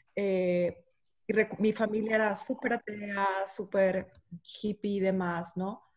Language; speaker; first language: Spanish; native; Spanish